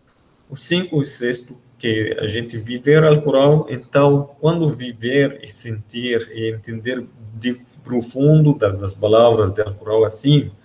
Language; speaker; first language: Portuguese; non-native, learner; Arabic